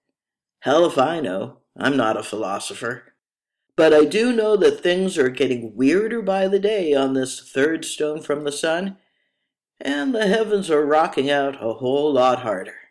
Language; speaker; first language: English; native; English